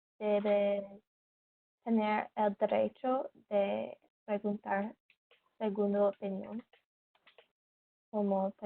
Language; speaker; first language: Spanish; non-native, learner; English